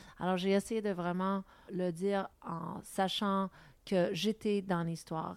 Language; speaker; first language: French; non-native, local second language; English